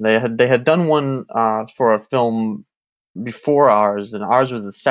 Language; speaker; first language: English; native; English